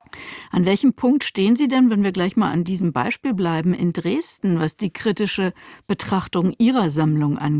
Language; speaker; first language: German; native; German